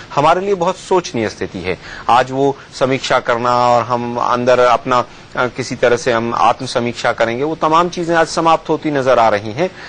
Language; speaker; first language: Hindi; native; Hindi